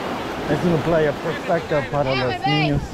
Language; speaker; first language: Spanish; non-native, fluent; English